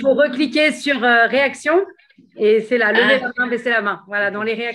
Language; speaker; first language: French; native; French